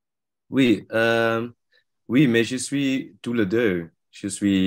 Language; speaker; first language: French; non-native, learner; Dutch